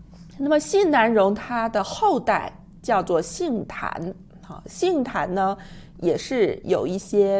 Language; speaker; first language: Chinese; native; Chinese